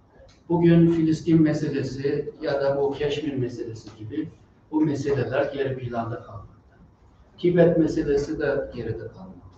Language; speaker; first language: Turkish; non-native, fluent; Uyghur